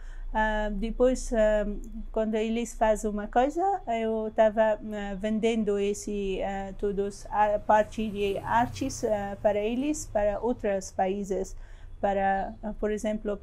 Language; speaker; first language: Portuguese; non-native, learner; Persian